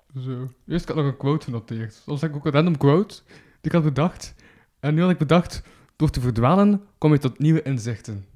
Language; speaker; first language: Dutch; native; Dutch